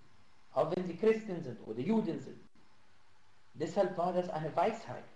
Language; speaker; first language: German; non-native, fluent; Arabic